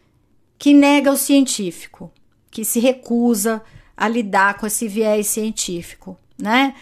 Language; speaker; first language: Portuguese; native; Portuguese